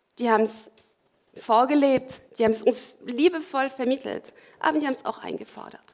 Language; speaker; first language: German; non-native, fluent; French